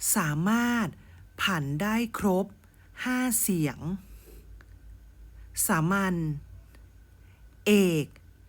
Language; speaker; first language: Thai; native; Thai